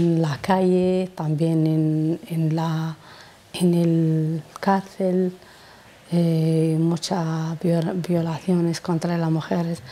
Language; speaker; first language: Spanish; non-native, learner; Arabic